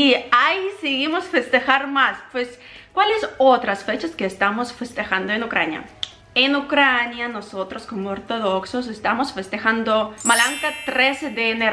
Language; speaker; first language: Spanish; non-native, fluent; Ukrainian